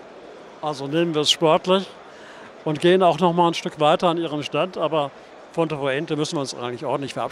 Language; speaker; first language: German; native; German